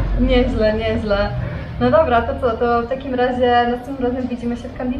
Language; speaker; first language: Polish; native; Polish